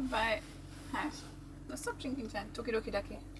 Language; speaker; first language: Japanese; non-native, learner; English